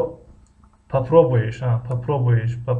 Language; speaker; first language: Russian; non-native, local second language; Tajik